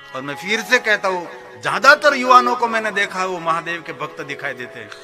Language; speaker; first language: Hindi; non-native, local second language; Gujarati